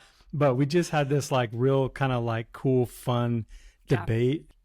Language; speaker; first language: English; native; English